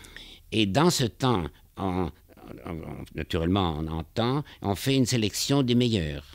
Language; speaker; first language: French; non-native, fluent; German